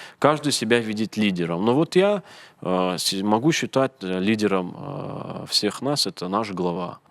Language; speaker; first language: Russian; native; Russian